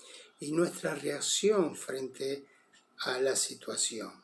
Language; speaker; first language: Spanish; native; Spanish